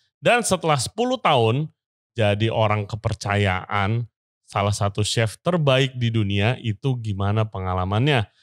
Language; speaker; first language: Indonesian; native; Indonesian